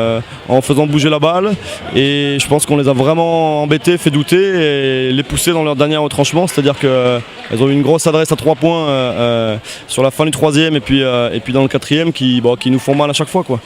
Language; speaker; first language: French; native; French